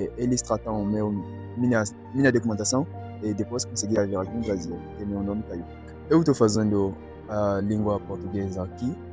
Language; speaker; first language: Portuguese; non-native, learner; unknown